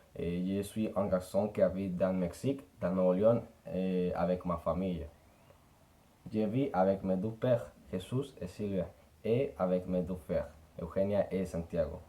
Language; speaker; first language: French; non-native, learner; Spanish